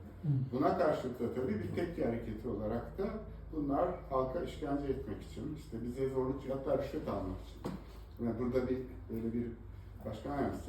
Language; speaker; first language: Turkish; native; Turkish